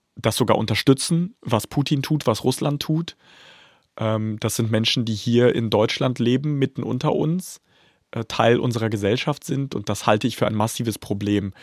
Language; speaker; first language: German; native; German